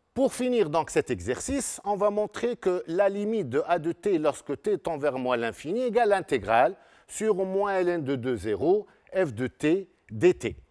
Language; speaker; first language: French; non-native, local second language; Arabic